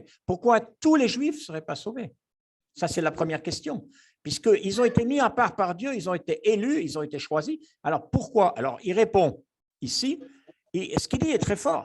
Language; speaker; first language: French; native; French